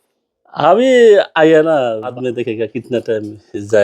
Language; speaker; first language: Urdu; non-native, learner; Bangla